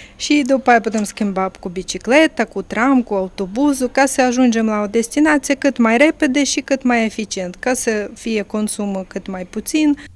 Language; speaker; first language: Romanian; non-native, fluent; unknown